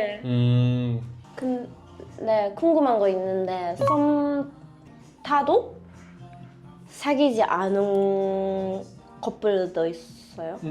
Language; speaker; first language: Korean; non-native, learner; Japanese